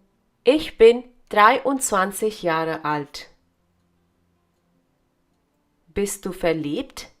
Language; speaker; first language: German; non-native, fluent; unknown